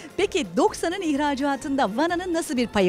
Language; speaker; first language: Turkish; native; Turkish